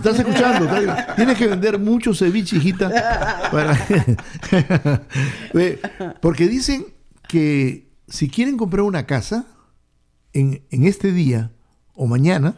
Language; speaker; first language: Spanish; native; Spanish